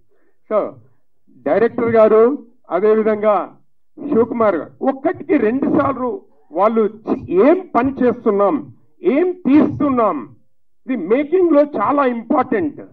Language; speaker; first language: Telugu; native; Telugu